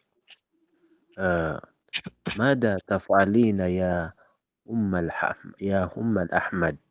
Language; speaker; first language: Arabic; non-native, learner; Filipino